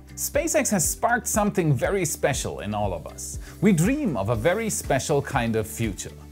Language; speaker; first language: English; non-native, fluent; German